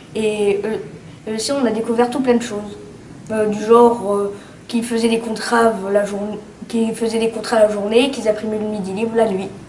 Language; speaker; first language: French; native; French